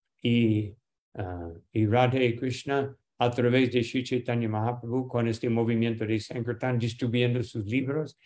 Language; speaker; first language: Spanish; non-native, fluent; English